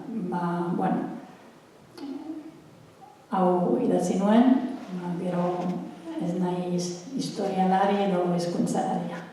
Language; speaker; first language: Basque; non-native, fluent; Italian